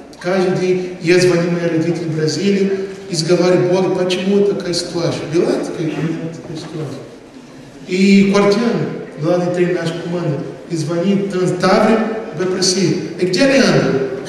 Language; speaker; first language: Russian; non-native, learner; Portuguese